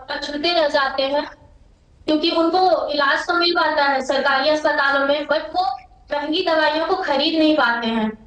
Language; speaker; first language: Hindi; native; Hindi